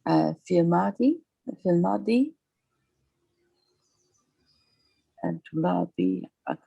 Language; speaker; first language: Arabic; non-native, learner; English